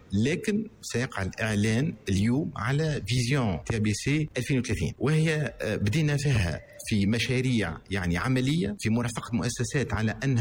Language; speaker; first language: Arabic; native; Arabic